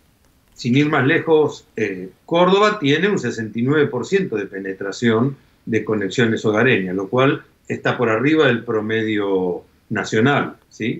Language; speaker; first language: Spanish; native; Spanish